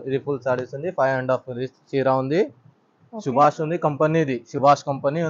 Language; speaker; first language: Telugu; non-native, local second language; Urdu